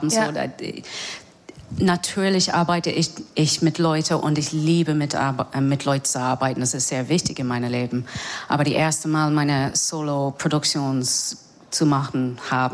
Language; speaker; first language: German; non-native, fluent; English